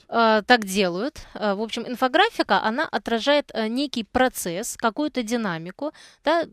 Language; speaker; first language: Russian; native; Russian